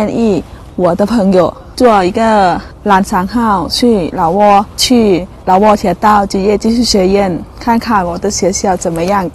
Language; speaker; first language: Chinese; non-native, learner; Lao